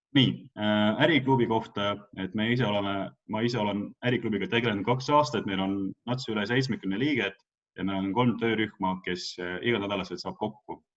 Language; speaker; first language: Estonian; non-native, local second language; Russian